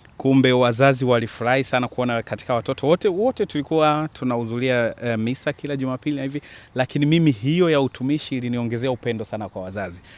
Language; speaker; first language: Swahili; native; Swahili